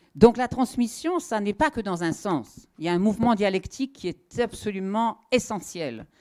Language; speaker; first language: French; native; French